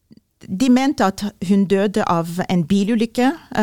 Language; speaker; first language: Norwegian; non-native, fluent; Persian